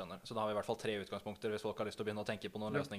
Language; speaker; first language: Norwegian; native; Norwegian